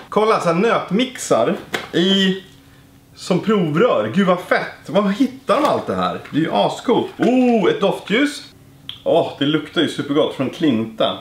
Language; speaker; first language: Swedish; native; Swedish